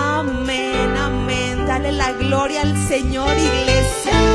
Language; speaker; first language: Spanish; native; Spanish